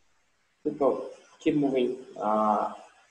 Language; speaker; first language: English; non-native, learner; Vietnamese